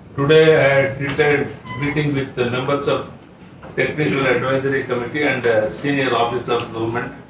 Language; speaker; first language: English; non-native, local second language; Kannada